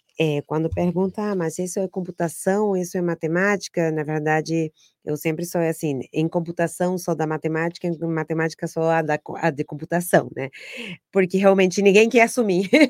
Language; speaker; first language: Portuguese; non-native, fluent; Spanish